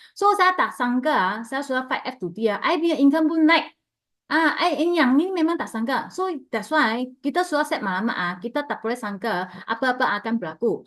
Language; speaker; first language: Malay; non-native, local second language; Chinese